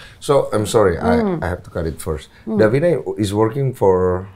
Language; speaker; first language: English; non-native, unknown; Indonesian